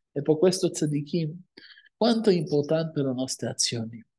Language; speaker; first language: Italian; non-native, fluent; Spanish